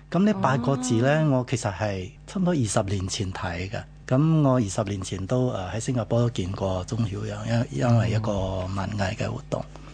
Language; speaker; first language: Cantonese; non-native, fluent; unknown